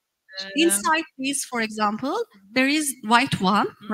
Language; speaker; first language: English; non-native, fluent; Turkish